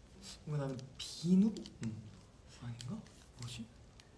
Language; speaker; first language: Korean; native; Korean